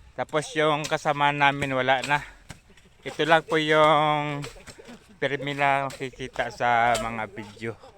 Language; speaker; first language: Filipino; non-native, local second language; Cebuano